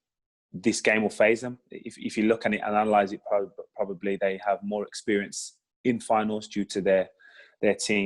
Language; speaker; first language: English; native; English